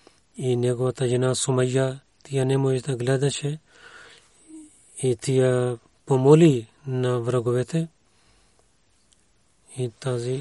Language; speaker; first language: Bulgarian; non-native, learner; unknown